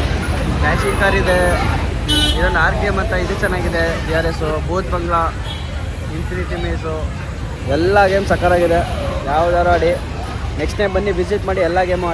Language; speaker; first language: Kannada; native; Kannada